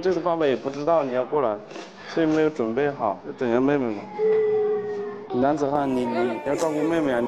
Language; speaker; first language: Chinese; native; Chinese